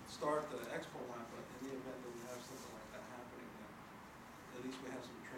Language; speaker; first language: English; native; English